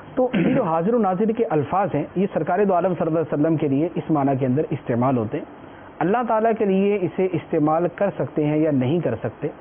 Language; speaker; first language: Urdu; native; Urdu